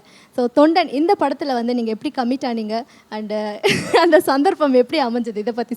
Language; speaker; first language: Tamil; native; Tamil